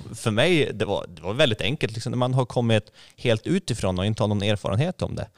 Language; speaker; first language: Swedish; native; Swedish